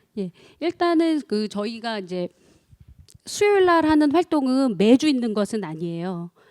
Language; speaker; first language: Korean; native; Korean